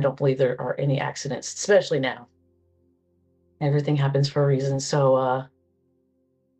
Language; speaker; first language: English; native; English